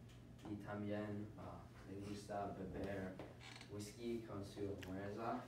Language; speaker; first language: Spanish; non-native, learner; English